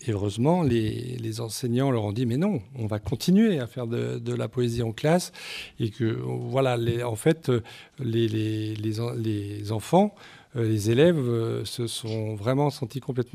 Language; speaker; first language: French; native; French